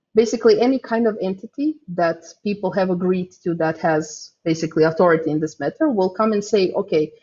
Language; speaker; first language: English; non-native, fluent; Croatian